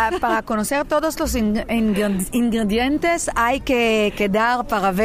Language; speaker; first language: Spanish; non-native, fluent; Hebrew